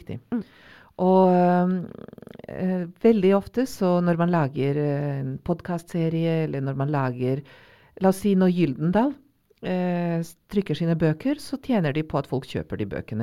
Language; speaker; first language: Norwegian; non-native, fluent; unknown